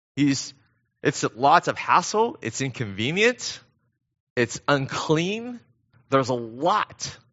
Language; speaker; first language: English; early bilingual, other home language; Korean